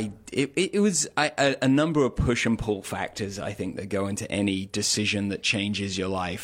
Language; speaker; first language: English; native; English